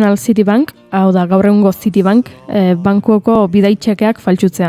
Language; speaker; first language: Basque; native; Basque